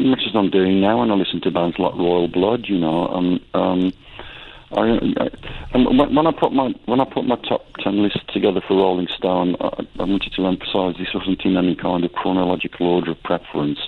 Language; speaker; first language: English; native; English